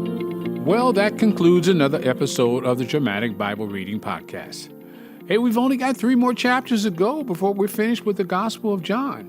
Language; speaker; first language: English; native; English